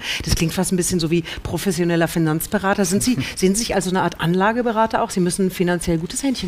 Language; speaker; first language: German; native; German